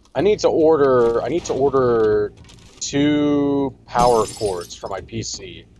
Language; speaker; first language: English; native; English